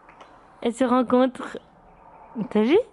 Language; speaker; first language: French; native; French